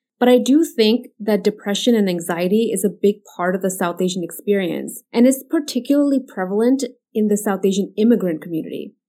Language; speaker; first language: English; early bilingual, other home language; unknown